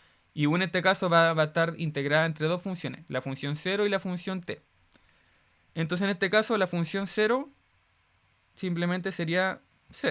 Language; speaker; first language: Spanish; native; Spanish